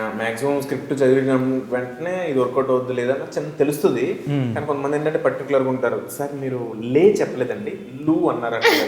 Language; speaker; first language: Telugu; native; Telugu